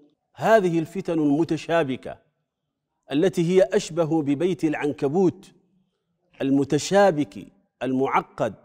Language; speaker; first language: Arabic; native; Arabic